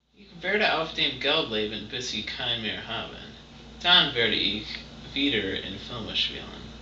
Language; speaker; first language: German; non-native, learner; English